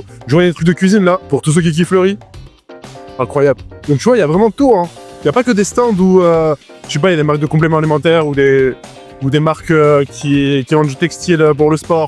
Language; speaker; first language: French; native; French